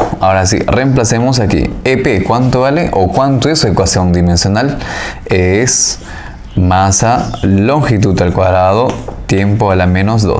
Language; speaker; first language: Spanish; native; Spanish